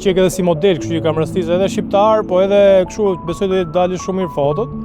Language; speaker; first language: Albanian; native; Albanian